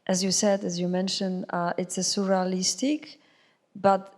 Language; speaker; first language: English; non-native, fluent; Polish